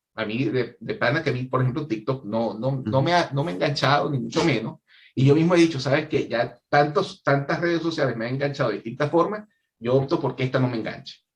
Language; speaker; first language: Spanish; native; Spanish